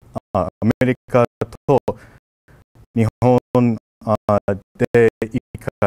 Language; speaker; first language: Japanese; non-native, fluent; English